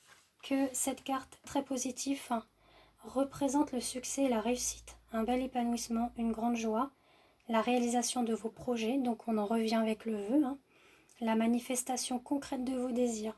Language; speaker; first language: French; native; French